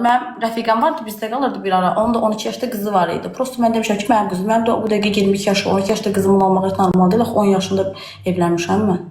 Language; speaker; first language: Azerbaijani; non-native, local second language; Talysh